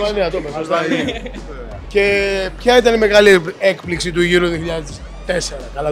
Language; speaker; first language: Greek; native; Greek